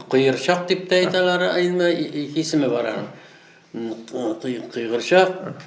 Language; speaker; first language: Tatar; native; Tatar